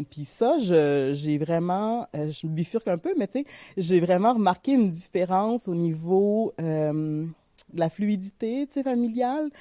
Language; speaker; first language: French; early bilingual, other home language; Haitian Creole